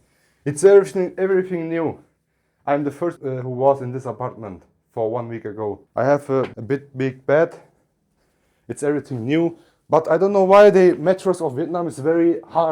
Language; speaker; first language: English; non-native, learner; Turkish